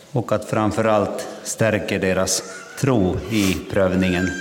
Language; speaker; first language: Swedish; non-native, local second language; Finnish